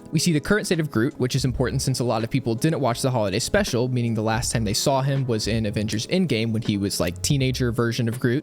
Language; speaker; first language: English; native; English